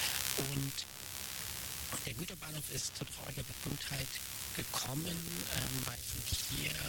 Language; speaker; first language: German; native; German